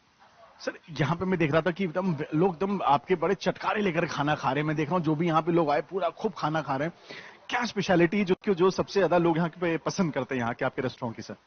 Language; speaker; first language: Hindi; native; Hindi